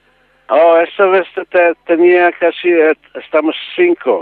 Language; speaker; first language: Spanish; non-native, learner; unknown